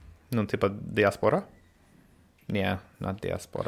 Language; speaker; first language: Ukrainian; non-native, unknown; English